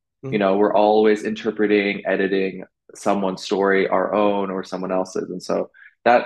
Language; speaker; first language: English; native; English